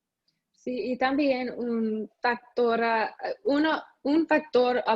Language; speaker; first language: Spanish; non-native, learner; English